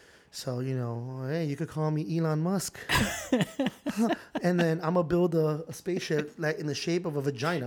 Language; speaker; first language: English; early bilingual, other home language; Spanish